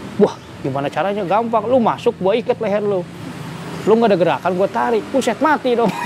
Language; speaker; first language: Indonesian; native; Indonesian